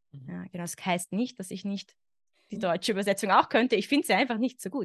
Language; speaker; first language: German; native; German